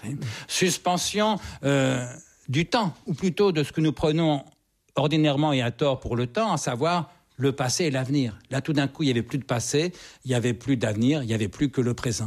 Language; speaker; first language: French; native; French